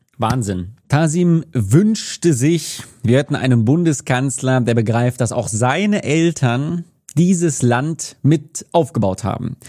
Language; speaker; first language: German; native; German